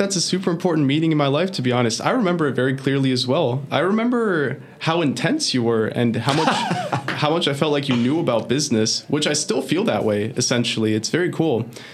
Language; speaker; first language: English; early bilingual, other home language; Spanish